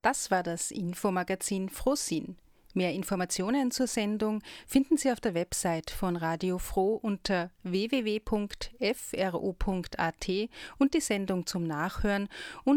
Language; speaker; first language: German; native; German